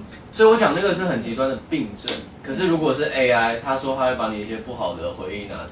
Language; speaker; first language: Chinese; native; Chinese